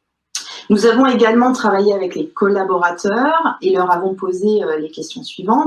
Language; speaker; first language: French; native; French